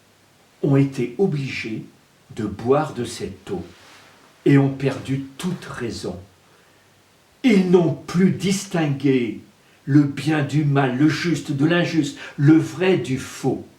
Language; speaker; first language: French; native; French